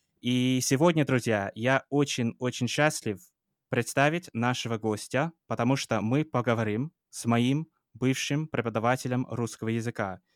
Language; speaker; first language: Russian; non-native, fluent; English